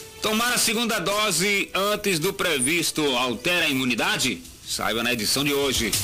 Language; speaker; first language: Portuguese; native; Portuguese